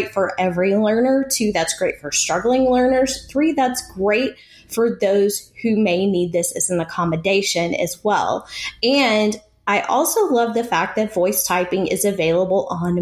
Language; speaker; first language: English; native; English